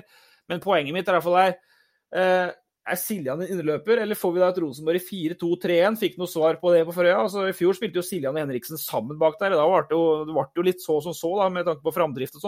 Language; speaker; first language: Norwegian; native; Norwegian